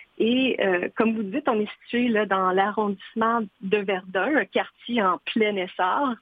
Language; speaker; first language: French; native; French